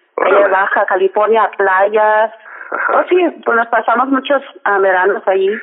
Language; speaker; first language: Spanish; early bilingual, heritage; Spanish